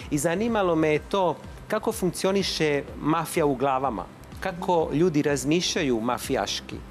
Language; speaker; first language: Bosnian; non-native, fluent; Italian